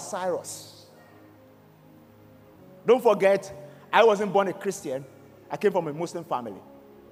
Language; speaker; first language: English; non-native, local second language; Yoruba